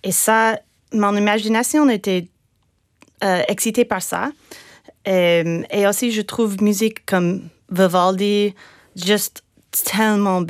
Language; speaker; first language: French; non-native, fluent; English